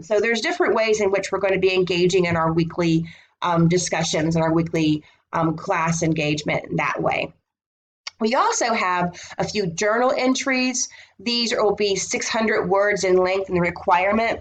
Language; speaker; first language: English; native; English